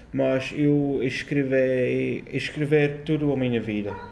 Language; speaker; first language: Portuguese; non-native, learner; Afrikaans